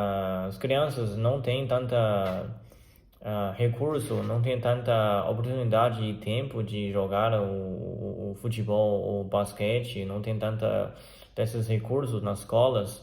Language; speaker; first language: Portuguese; non-native, learner; Chinese